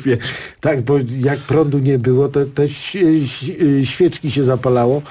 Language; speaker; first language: Polish; native; Polish